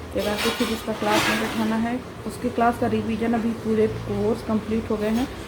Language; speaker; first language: Hindi; native; Hindi